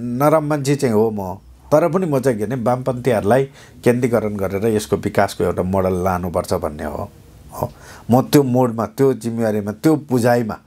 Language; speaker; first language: Nepali; non-native, local second language; Eastern Tamang